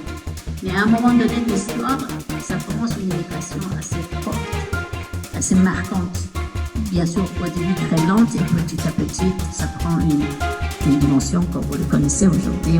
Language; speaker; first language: French; non-native, fluent; Persian